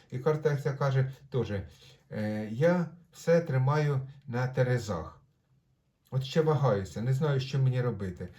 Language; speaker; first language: Ukrainian; non-native, local second language; Russian